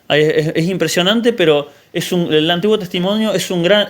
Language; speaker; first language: Spanish; native; Spanish